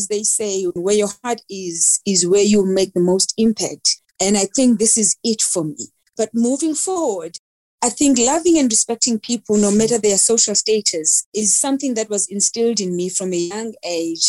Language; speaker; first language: English; non-native, local second language; Xhosa